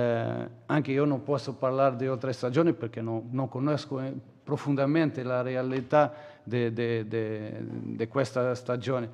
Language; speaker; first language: Italian; non-native, fluent; Portuguese